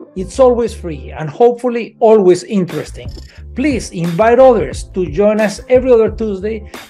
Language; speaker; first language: English; non-native, fluent; Spanish